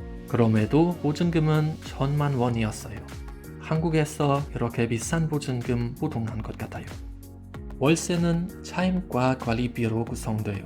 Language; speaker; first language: Korean; non-native, fluent; German